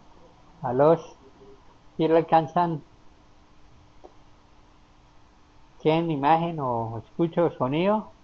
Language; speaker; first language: Spanish; native; Spanish